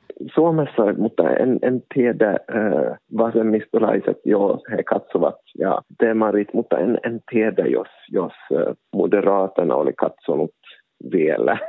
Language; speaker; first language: Finnish; non-native, local second language; Swedish